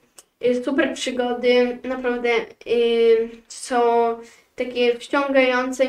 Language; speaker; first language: Polish; early bilingual, heritage; Polish